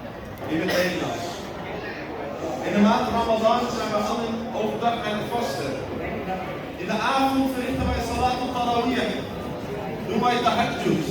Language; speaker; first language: Dutch; early bilingual, other home language; Indonesian